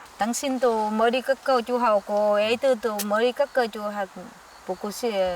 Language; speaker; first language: Korean; non-native, learner; Vietnamese